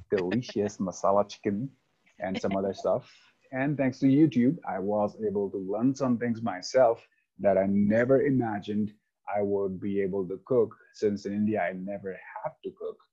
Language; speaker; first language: English; non-native, local second language; Hindi